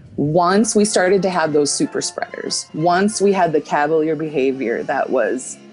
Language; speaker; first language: English; native; English